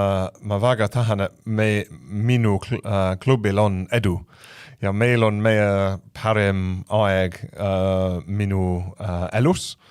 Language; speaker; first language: Estonian; non-native, fluent; English